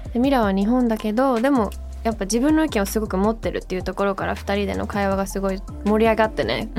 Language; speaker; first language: Japanese; early bilingual, heritage; Japanese